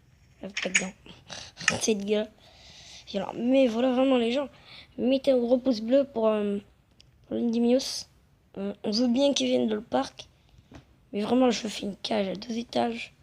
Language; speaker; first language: French; native; French